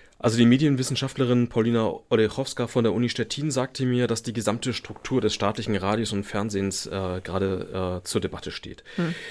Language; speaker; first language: German; native; German